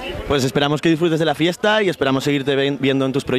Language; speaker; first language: Spanish; native; Spanish